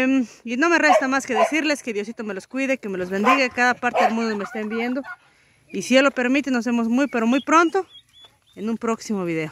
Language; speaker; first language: Spanish; native; Spanish